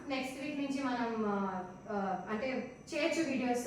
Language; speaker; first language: Telugu; non-native, learner; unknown